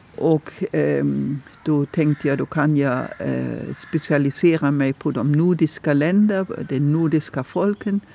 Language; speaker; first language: Swedish; non-native, fluent; German